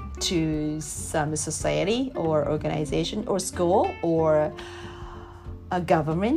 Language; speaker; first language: English; non-native, learner; Japanese